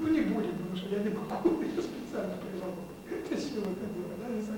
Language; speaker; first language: Russian; native; Russian